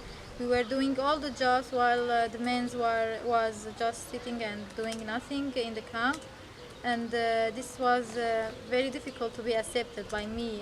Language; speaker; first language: English; non-native, fluent; Arabic